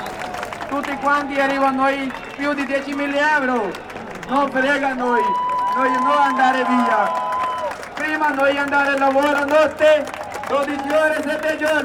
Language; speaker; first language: Italian; non-native, learner; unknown